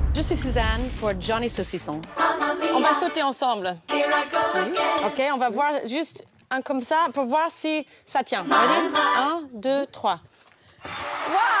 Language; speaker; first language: French; non-native, fluent; English